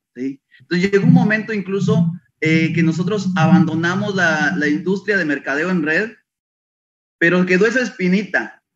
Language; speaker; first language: Spanish; native; Spanish